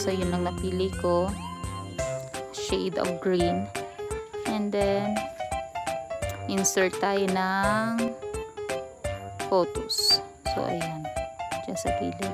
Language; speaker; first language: Filipino; native; Filipino